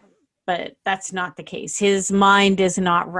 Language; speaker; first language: English; native; English